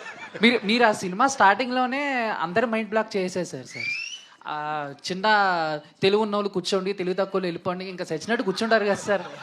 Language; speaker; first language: Telugu; native; Telugu